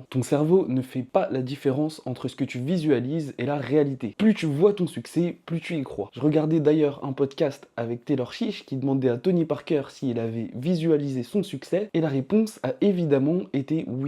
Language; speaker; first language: French; native; French